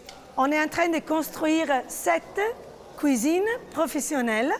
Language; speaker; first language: French; non-native, fluent; Italian